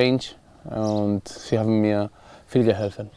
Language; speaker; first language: German; non-native, learner; Spanish